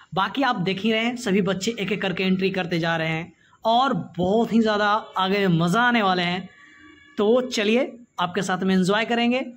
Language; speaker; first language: Hindi; native; Hindi